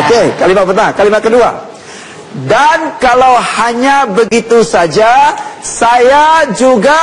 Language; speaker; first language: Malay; non-native, local second language; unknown